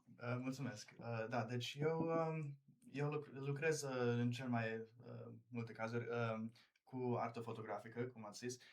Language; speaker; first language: Romanian; early bilingual, heritage; Romanian